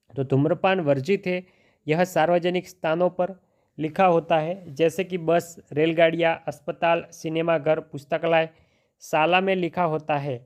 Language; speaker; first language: Hindi; non-native, local second language; Gujarati